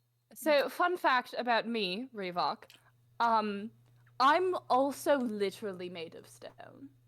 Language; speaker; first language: English; native; English